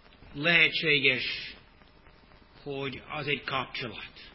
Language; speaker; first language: Hungarian; non-native, fluent; English